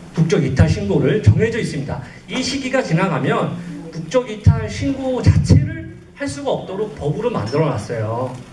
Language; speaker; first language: Korean; native; Korean